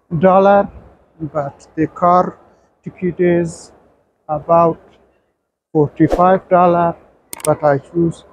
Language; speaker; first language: English; non-native, learner; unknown